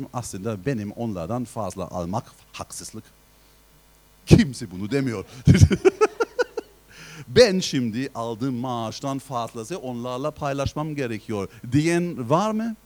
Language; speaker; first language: Turkish; non-native, fluent; German